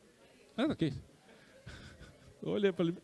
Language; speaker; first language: Portuguese; native; Portuguese